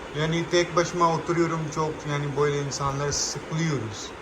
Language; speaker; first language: Turkish; non-native, learner; Urdu